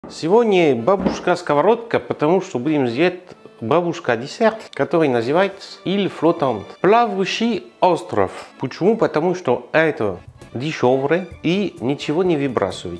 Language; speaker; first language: Russian; non-native, learner; French